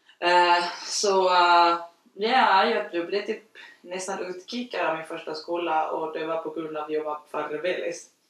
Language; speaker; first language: Swedish; non-native, fluent; Spanish